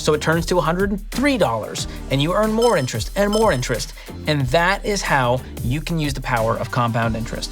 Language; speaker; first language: English; native; English